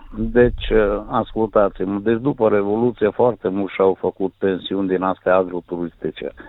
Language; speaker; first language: Romanian; non-native, local second language; Hungarian